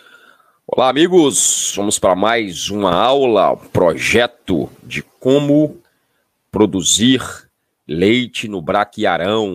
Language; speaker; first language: Portuguese; native; Portuguese